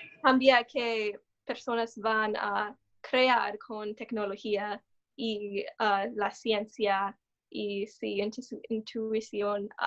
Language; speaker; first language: Spanish; non-native, learner; English